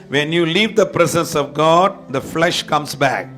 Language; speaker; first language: English; non-native, local second language; Tamil